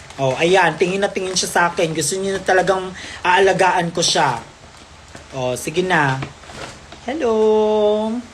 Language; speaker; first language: Filipino; non-native, local second language; Cebuano